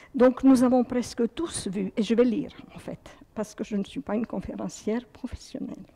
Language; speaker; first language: French; early bilingual, other home language; Croatian